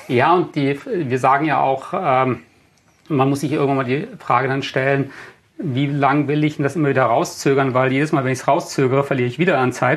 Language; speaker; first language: German; native; German